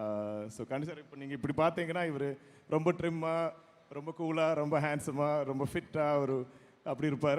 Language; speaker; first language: Tamil; non-native, local second language; Malayalam